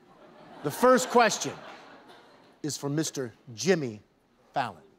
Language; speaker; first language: English; native; English